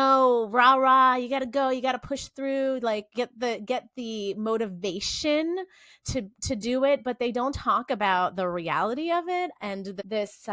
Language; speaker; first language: English; native; English